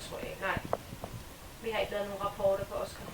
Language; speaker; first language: Danish; native; Danish